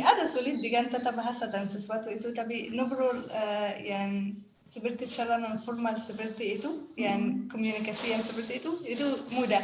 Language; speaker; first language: Indonesian; non-native, learner; Arabic